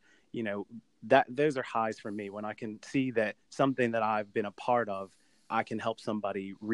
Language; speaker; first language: English; native; English